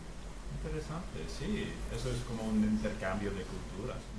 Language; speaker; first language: Spanish; non-native, fluent; English